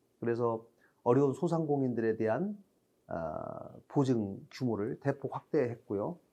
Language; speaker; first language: Korean; native; Korean